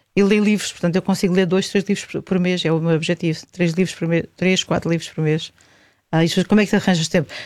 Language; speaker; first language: Portuguese; native; Portuguese